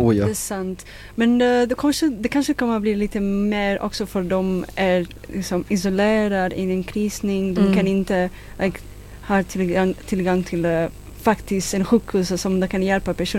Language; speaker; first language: Swedish; non-native, fluent; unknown